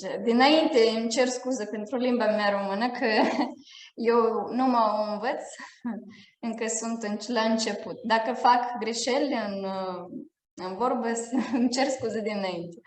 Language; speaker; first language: Romanian; non-native, fluent; Russian